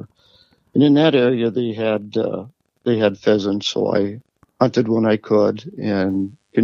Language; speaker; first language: English; native; English